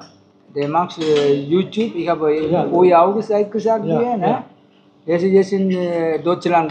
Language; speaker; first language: German; non-native, learner; Tamil